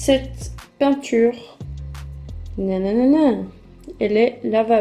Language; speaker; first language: French; native; French